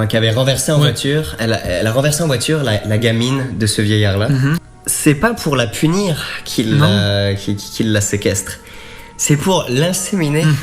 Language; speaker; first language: French; native; French